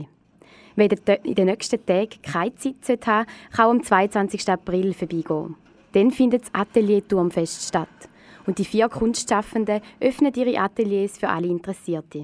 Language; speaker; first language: German; native; German